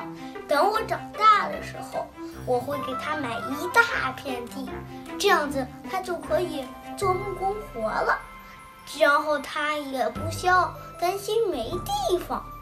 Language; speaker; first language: Chinese; early bilingual, heritage; Chinese